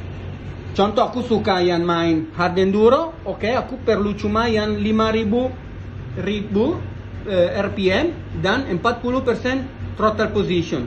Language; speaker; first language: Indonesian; non-native, learner; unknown